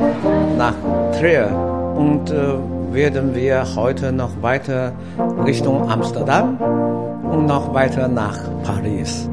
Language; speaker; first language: German; non-native, learner; Chinese